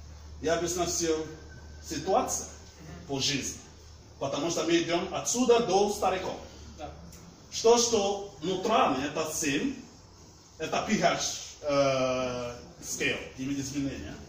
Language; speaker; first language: Russian; non-native, learner; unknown